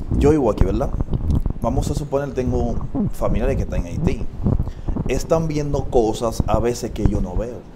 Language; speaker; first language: Spanish; non-native, fluent; Haitian Creole